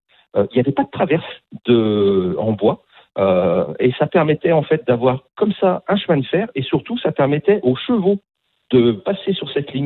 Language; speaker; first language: French; native; French